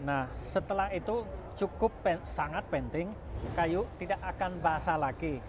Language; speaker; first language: Indonesian; non-native, fluent; Dutch